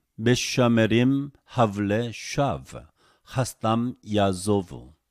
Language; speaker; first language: Hebrew; non-native, fluent; Korean